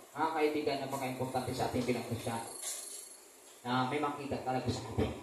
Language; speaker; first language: Filipino; non-native, local second language; Cebuano